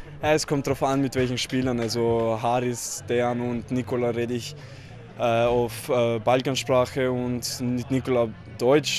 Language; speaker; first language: German; early bilingual, other home language; Croatian